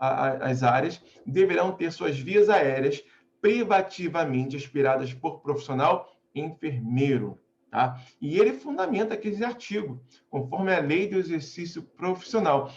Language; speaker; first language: Portuguese; native; Portuguese